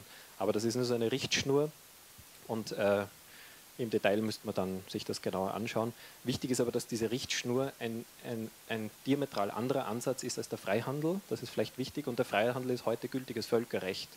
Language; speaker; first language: German; native; German